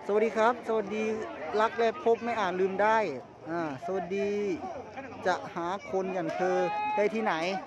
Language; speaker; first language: Thai; non-native, local second language; Lahu